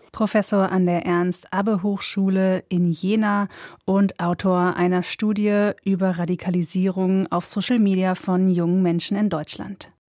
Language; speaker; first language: German; native; German